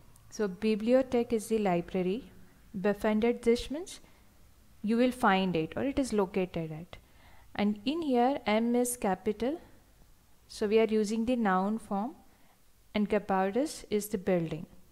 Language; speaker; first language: English; non-native, local second language; Hindi